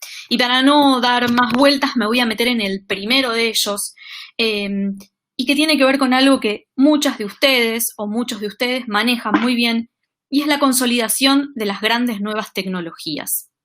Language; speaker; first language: Spanish; native; Spanish